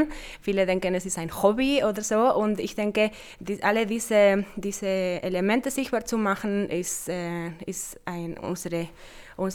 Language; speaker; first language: German; non-native, fluent; Spanish